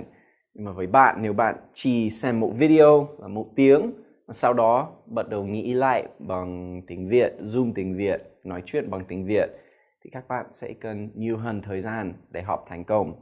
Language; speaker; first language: Vietnamese; non-native, fluent; English